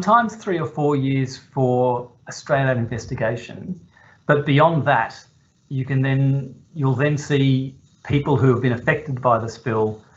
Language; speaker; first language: English; native; English